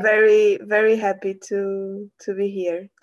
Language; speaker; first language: English; non-native, learner; Portuguese